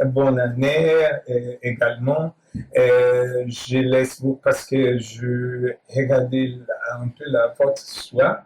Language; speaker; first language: French; non-native, learner; Portuguese